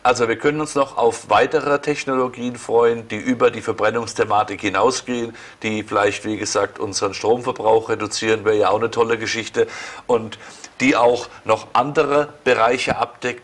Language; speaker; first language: German; native; German